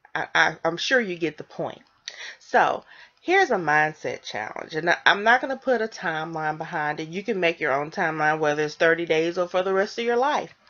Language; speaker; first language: English; native; English